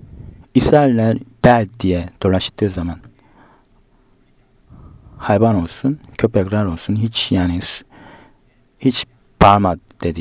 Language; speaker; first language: Turkish; non-native, fluent; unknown